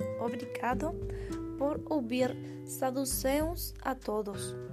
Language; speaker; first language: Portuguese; non-native, learner; Spanish